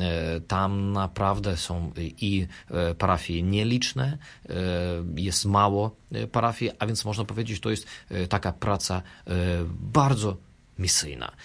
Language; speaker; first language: Polish; non-native, fluent; Russian